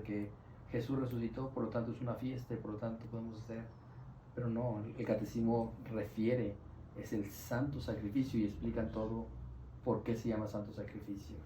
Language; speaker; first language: Spanish; native; Spanish